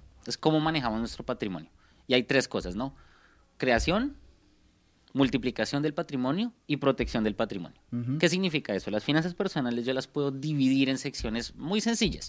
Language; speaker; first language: Spanish; native; Spanish